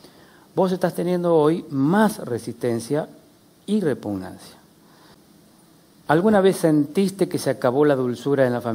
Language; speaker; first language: Spanish; native; Spanish